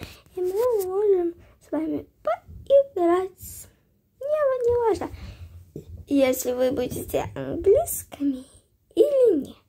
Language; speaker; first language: Russian; early bilingual, heritage; Russian